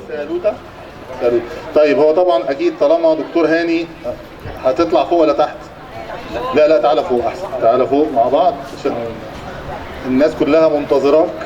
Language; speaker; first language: Egyptian Arabic; native; Egyptian Arabic